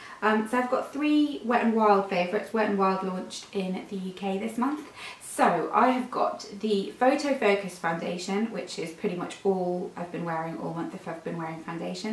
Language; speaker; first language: English; native; English